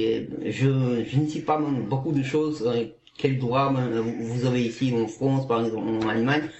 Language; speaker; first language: French; non-native, learner; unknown